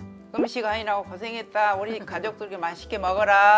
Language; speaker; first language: Korean; native; Korean